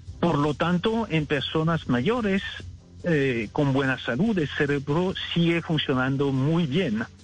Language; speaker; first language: Spanish; non-native, fluent; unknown